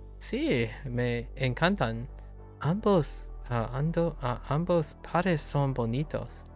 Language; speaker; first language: Spanish; non-native, learner; English